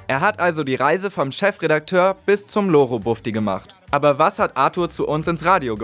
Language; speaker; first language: German; native; German